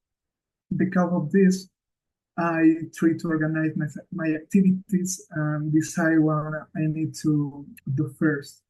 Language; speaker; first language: English; non-native, learner; Spanish